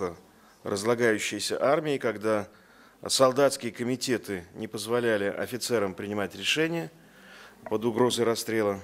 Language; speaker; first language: Russian; native; Russian